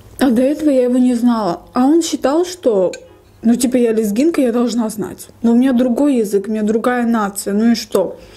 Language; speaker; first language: Russian; non-native, local second language; Lezghian